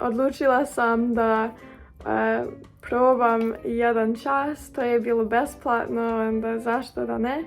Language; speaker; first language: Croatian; non-native, learner; English